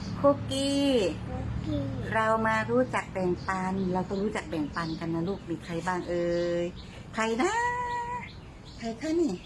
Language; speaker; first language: Thai; native; Thai